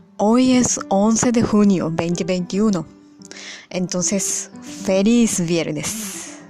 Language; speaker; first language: Spanish; non-native, fluent; Japanese